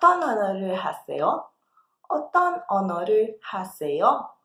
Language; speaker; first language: Korean; non-native, fluent; Portuguese